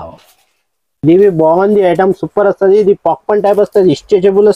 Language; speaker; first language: Telugu; non-native, local second language; Urdu